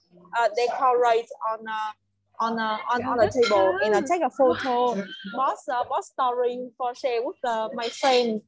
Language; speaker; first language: English; non-native, learner; Vietnamese